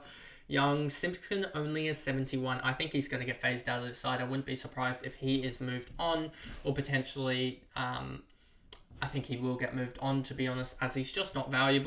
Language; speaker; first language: English; native; English